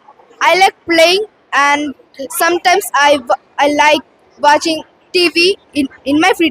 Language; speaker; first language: English; non-native, learner; Bangla